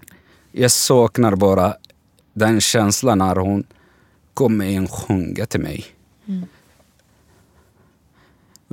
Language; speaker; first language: Swedish; non-native, learner; Arabic